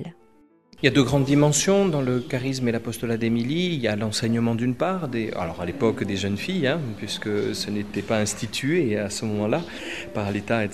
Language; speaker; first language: French; native; French